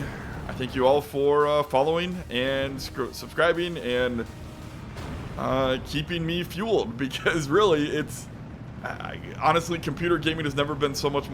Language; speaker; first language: English; native; English